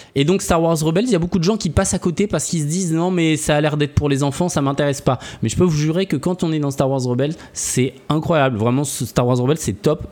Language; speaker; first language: French; native; French